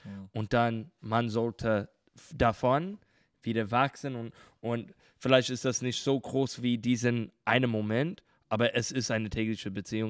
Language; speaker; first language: German; non-native, learner; English